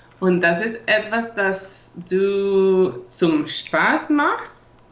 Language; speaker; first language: German; non-native, learner; Spanish